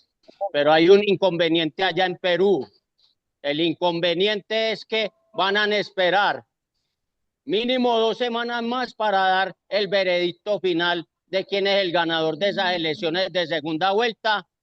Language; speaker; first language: Spanish; native; Spanish